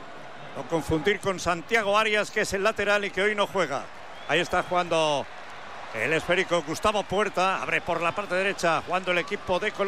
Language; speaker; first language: Spanish; native; Spanish